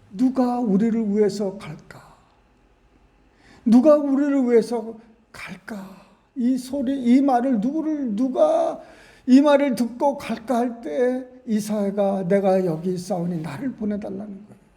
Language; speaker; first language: Korean; native; Korean